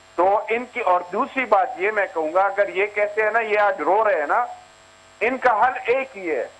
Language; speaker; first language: Urdu; non-native, local second language; Pashto